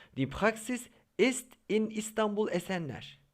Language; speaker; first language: German; non-native, fluent; Turkish